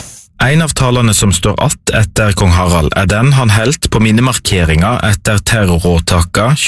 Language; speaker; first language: Norwegian; native; Norwegian